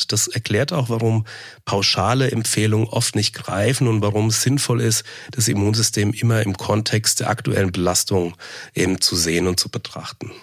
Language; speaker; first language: German; native; German